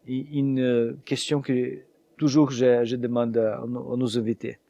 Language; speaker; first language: French; non-native, fluent; Portuguese